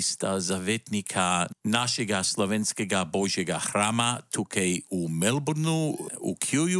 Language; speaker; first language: Slovenian; native; Slovenian